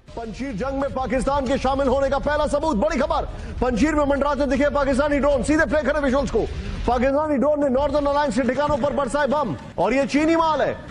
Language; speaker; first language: Urdu; non-native, local second language; Punjabi